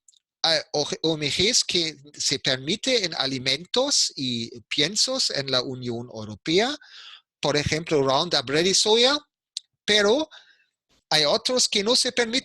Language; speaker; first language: Spanish; non-native, fluent; German